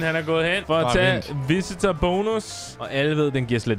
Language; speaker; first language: Danish; native; Danish